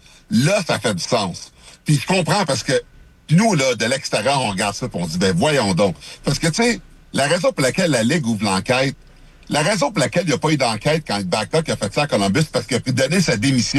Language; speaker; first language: French; native; French